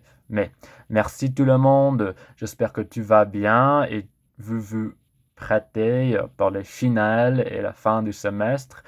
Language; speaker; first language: French; non-native, learner; English